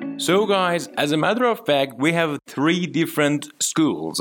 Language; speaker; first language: English; non-native, fluent; Persian